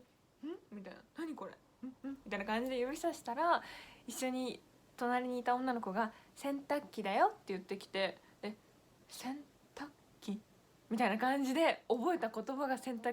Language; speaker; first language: Japanese; non-native, fluent; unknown